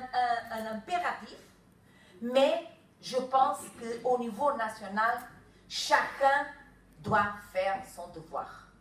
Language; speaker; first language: French; non-native, fluent; Kabuverdianu